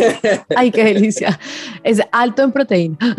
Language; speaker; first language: Spanish; native; Spanish